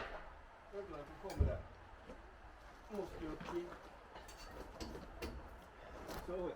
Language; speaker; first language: Swedish; native; Swedish